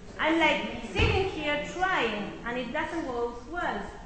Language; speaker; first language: English; non-native, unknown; Spanish